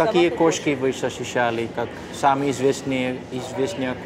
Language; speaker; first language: Russian; non-native, learner; Dutch